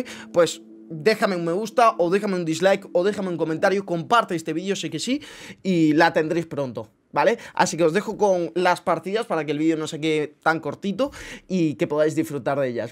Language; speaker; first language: Spanish; native; Spanish